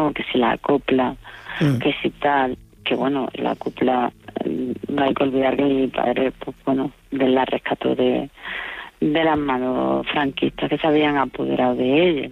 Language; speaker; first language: Spanish; native; Spanish